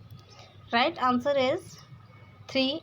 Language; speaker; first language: English; non-native, local second language; Hindi